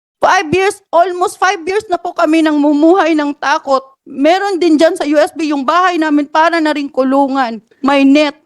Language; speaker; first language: Filipino; non-native, local second language; Cebuano